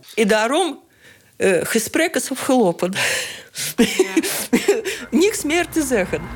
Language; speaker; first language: Dutch; non-native, learner; Russian